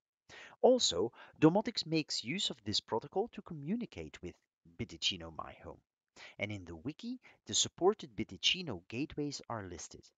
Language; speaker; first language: English; non-native, fluent; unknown